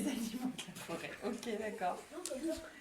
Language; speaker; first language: French; native; French